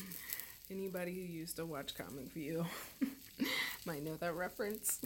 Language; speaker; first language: English; native; English